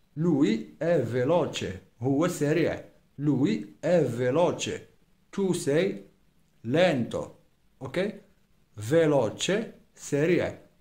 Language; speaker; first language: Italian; non-native, fluent; Arabic